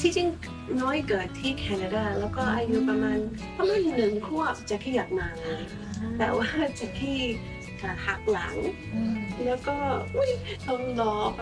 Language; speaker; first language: Thai; non-native, fluent; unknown